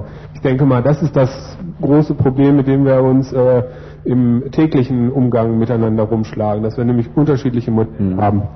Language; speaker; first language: German; native; German